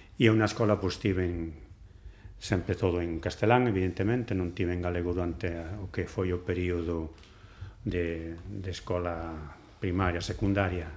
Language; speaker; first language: Galician; non-native, local second language; Spanish